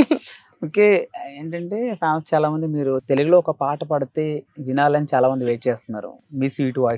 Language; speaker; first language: Telugu; native; Telugu